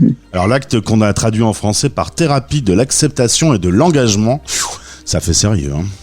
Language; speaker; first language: French; native; French